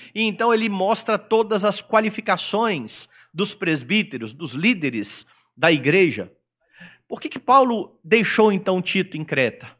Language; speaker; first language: Portuguese; native; Portuguese